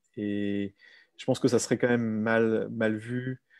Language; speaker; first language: French; native; French